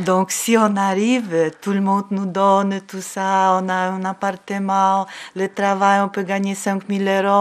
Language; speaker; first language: French; non-native, learner; Ukrainian